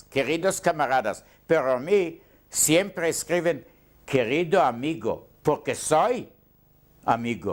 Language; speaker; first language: Spanish; non-native, learner; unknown